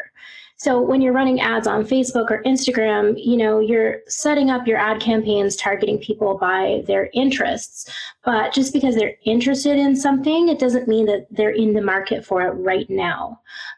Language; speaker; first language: English; native; English